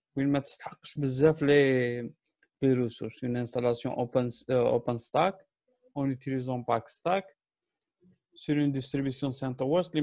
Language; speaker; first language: French; non-native, local second language; Arabic